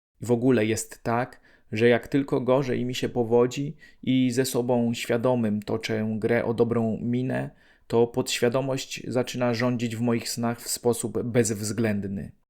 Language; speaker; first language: Polish; native; Polish